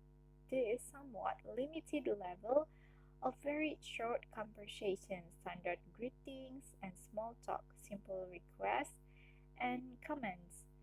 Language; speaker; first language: English; non-native, learner; Indonesian